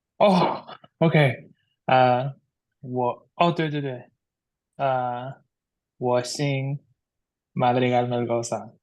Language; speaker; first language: Chinese; non-native, learner; English